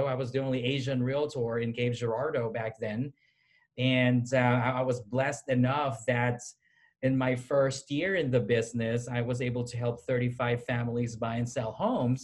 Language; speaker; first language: English; non-native, local second language; Filipino